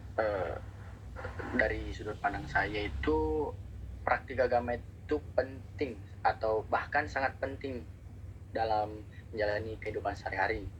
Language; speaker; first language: Indonesian; native; Indonesian